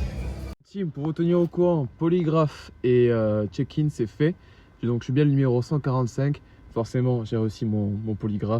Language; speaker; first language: French; native; French